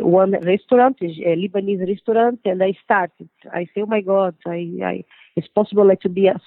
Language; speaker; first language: English; non-native, learner; Portuguese